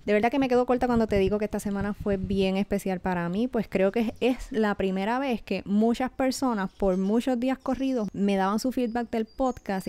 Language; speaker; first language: Spanish; native; Spanish